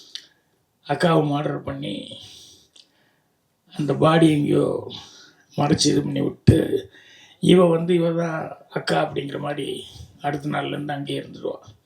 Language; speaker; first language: Tamil; native; Tamil